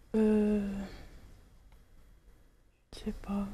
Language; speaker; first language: French; non-native, local second language; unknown